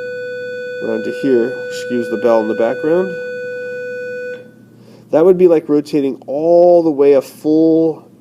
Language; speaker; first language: English; native; English